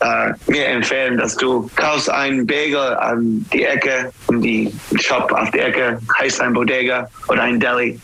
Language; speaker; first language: German; non-native, learner; English